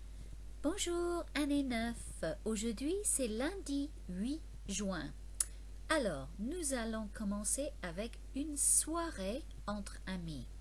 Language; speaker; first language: French; non-native, fluent; English